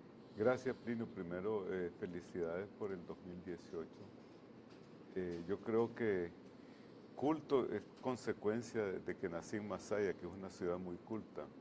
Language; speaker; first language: Spanish; native; Spanish